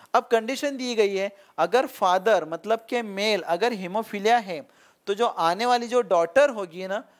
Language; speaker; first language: Hindi; non-native, local second language; Marathi